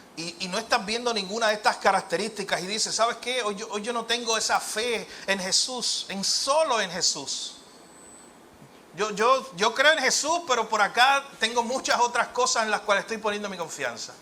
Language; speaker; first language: Spanish; native; Spanish